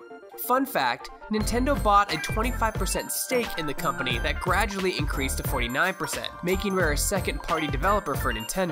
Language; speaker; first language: English; native; English